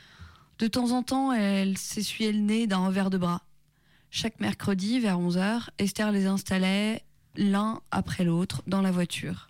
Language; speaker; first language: French; native; French